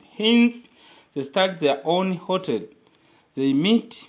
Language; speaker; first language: English; non-native, local second language; Swahili